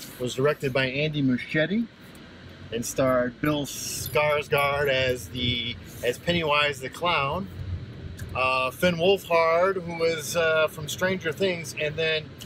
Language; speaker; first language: English; native; English